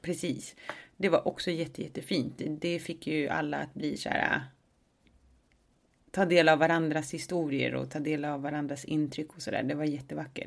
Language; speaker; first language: Swedish; native; Swedish